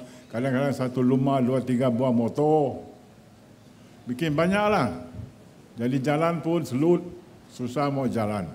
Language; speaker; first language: Malay; native; Malay